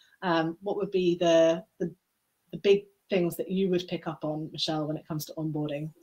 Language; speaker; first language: English; native; English